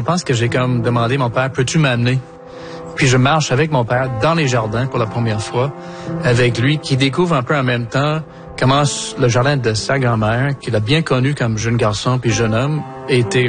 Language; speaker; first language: French; native; French